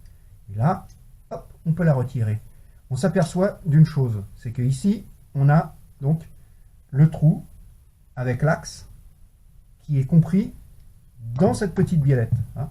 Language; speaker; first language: French; native; French